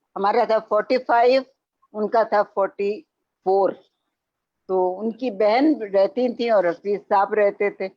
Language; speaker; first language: Urdu; native; Urdu